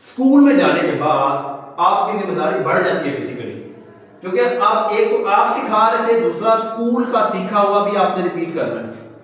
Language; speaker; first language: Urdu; non-native, local second language; Pahari-Potwari